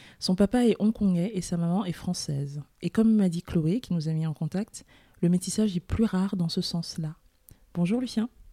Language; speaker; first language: French; native; French